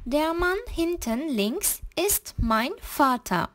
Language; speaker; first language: German; non-native, fluent; Turkish